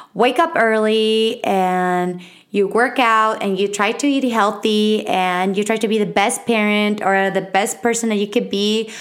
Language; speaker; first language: English; non-native, fluent; Spanish